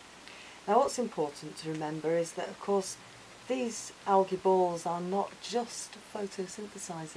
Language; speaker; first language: English; native; English